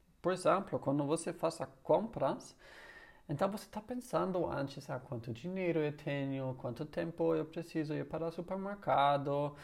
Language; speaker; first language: Portuguese; non-native, learner; German